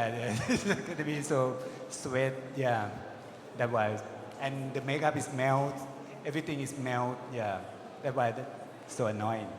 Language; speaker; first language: English; non-native, learner; Thai